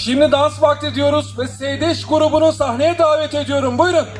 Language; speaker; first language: Turkish; native; Turkish